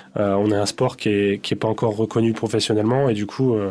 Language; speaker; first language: French; native; French